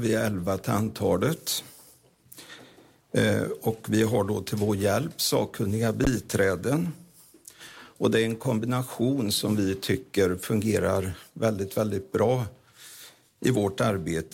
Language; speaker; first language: Swedish; native; Swedish